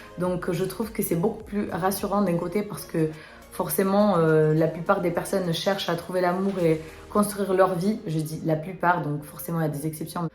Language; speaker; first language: French; early bilingual, other home language; Romanian